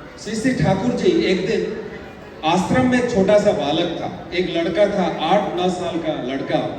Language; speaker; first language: Hindi; non-native, local second language; Odia